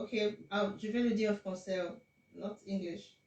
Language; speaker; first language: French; non-native, fluent; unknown